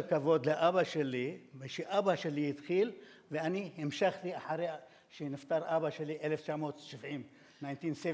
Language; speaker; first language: Hebrew; non-native, fluent; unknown